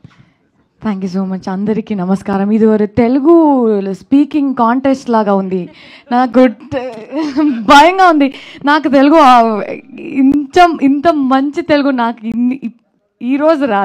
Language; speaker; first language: Telugu; non-native, learner; Kannada